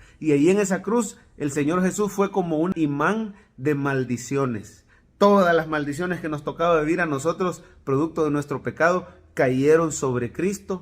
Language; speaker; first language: Spanish; native; Spanish